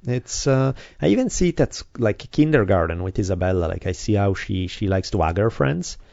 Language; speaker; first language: English; non-native, fluent; Italian